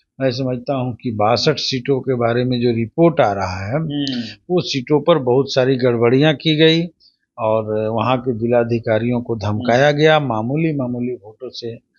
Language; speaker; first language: Hindi; native; Hindi